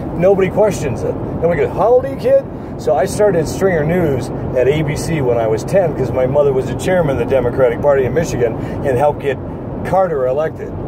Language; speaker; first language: English; native; English